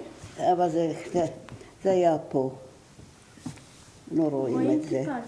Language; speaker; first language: Hebrew; non-native, fluent; German